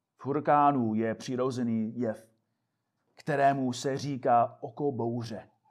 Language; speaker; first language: Czech; non-native, fluent; English